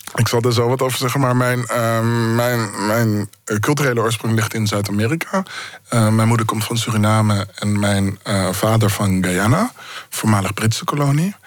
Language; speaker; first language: Dutch; native; Dutch